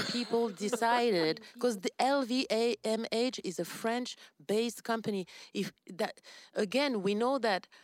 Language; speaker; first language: English; non-native, fluent; French